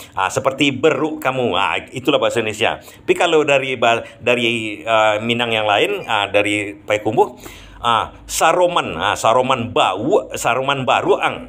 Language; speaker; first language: Indonesian; non-native, local second language; Minangkabau